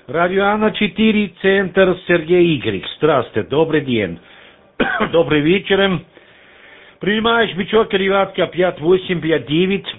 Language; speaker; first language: Russian; non-native, learner; German